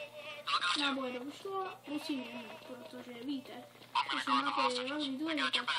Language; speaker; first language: Czech; non-native, learner; Slovak